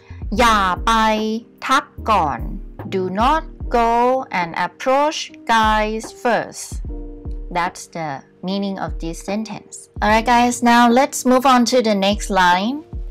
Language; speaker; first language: English; non-native, fluent; Thai